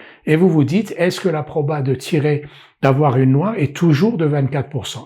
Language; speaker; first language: French; native; French